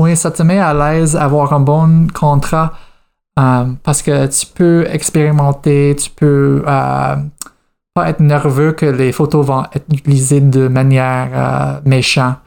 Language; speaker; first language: French; non-native, fluent; English